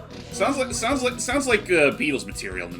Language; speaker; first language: English; native; English